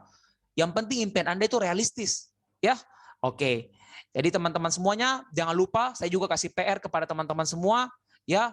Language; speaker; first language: Indonesian; native; Indonesian